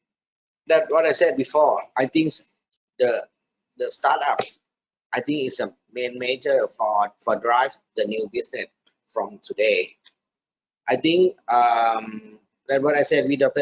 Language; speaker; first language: English; non-native, learner; Thai